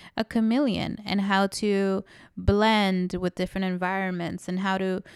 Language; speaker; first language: English; early bilingual, other home language; Spanish